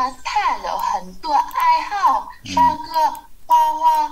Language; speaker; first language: Chinese; non-native, learner; Vietnamese